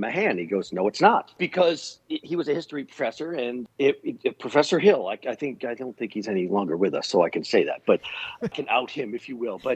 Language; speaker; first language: English; native; English